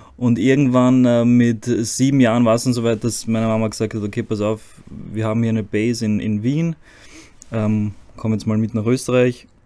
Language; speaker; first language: German; early bilingual, other home language; Croatian